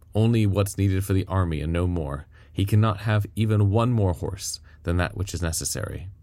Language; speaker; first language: English; native; English